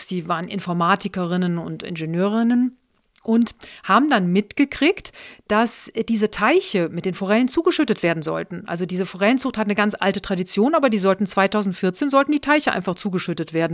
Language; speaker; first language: German; native; German